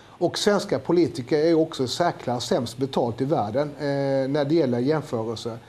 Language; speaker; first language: Swedish; native; Swedish